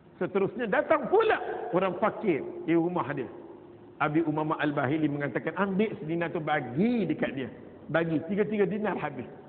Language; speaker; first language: Malay; native; Malay